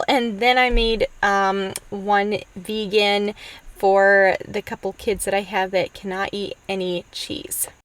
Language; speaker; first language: English; native; English